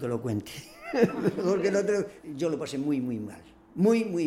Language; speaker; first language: Spanish; native; Spanish